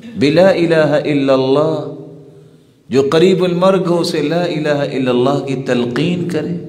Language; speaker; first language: Urdu; non-native, local second language; Punjabi